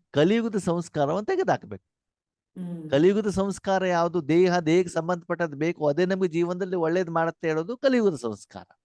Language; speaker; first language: Kannada; non-native, local second language; Konkani